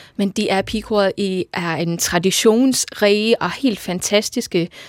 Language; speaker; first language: Danish; non-native, fluent; English